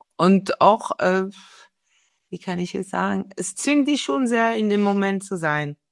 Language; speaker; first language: German; non-native, fluent; French